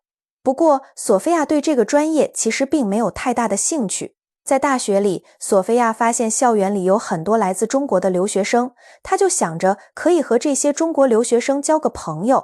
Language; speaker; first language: Chinese; native; Chinese